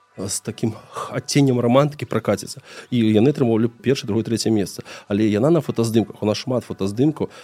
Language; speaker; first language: Belarusian; non-native, local second language; Russian